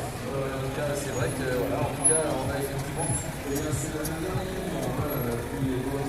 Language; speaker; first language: French; native; French